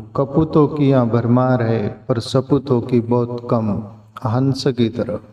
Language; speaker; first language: Hindi; native; Hindi